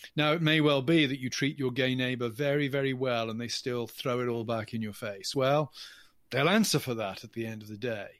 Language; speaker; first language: English; native; English